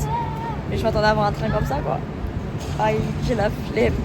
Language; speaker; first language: French; native; French